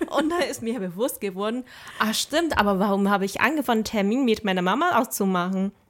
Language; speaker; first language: German; non-native, fluent; Chinese